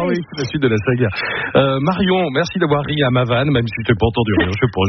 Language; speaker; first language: French; native; French